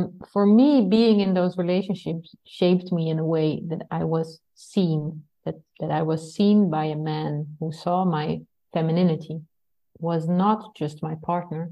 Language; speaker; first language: English; non-native, fluent; Dutch